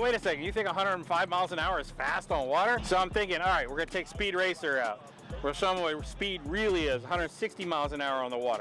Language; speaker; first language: English; native; English